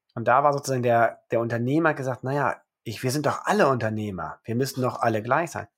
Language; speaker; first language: German; native; German